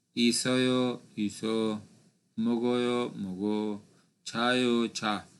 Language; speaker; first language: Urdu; non-native, local second language; Punjabi